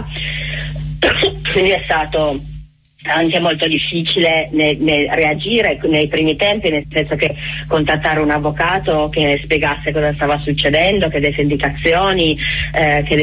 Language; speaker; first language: Italian; native; Italian